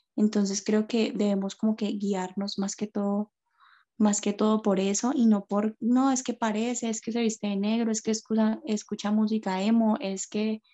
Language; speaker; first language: Spanish; native; Spanish